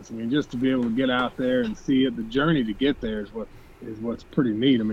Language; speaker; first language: English; native; English